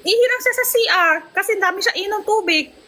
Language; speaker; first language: Filipino; non-native, learner; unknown